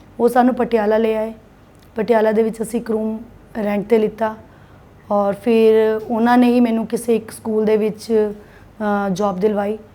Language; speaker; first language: Punjabi; non-native, local second language; Hindi